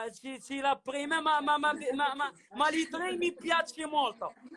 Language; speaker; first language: Italian; non-native, learner; Arabic